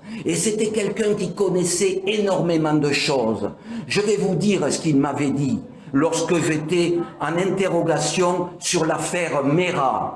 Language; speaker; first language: French; native; French